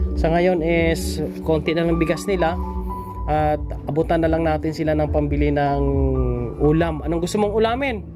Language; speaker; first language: Filipino; native; Filipino